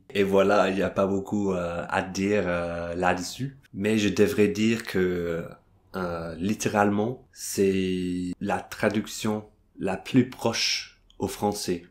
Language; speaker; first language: French; non-native, fluent; English